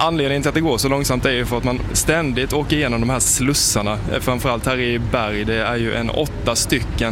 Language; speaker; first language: Swedish; native; Swedish